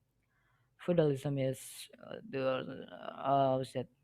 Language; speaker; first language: English; non-native, learner; Indonesian